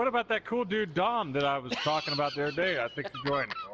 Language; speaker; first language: English; native; English